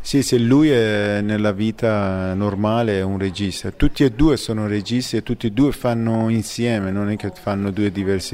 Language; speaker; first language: Italian; non-native, fluent; Persian